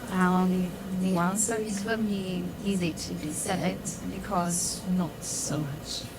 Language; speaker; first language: English; non-native, fluent; Romanian